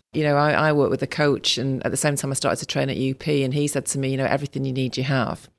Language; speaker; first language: English; native; English